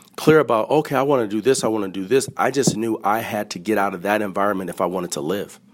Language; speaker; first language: English; native; English